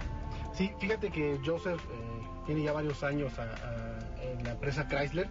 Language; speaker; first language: Spanish; native; Spanish